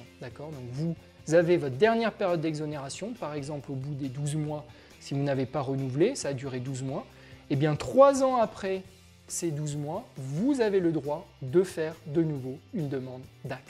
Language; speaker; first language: French; native; French